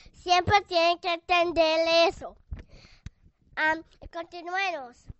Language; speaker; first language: Spanish; early bilingual, heritage; Spanish